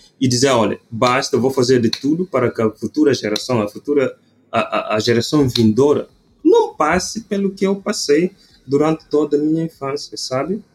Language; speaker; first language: Portuguese; non-native, local second language; Upper Guinea Crioulo